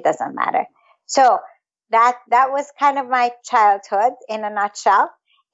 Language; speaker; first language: English; non-native, fluent; Hungarian